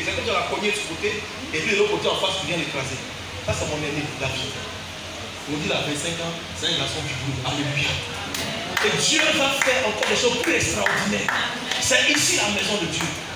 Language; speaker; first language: French; native; French